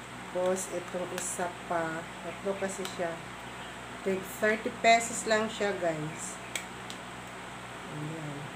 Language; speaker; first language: Filipino; non-native, local second language; Cebuano